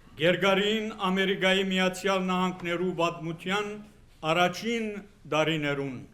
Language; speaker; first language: Armenian; native; Armenian